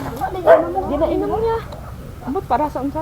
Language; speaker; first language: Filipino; non-native, local second language; Hiligaynon